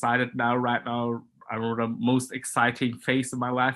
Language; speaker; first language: English; non-native, fluent; German